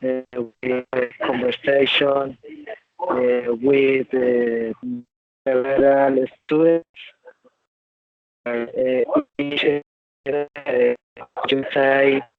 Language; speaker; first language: English; non-native, learner; Spanish